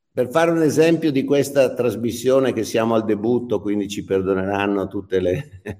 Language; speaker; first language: Italian; native; Italian